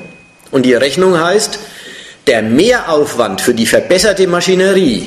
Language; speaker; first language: German; native; German